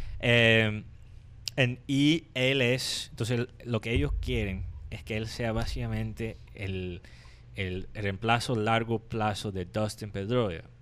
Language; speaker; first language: Spanish; non-native, fluent; English